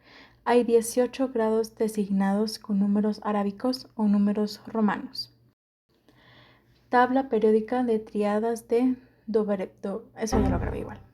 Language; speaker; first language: Spanish; native; Spanish